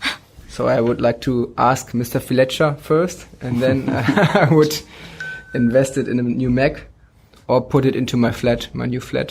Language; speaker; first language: English; non-native, fluent; German